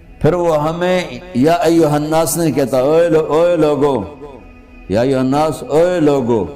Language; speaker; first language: Urdu; non-native, local second language; Punjabi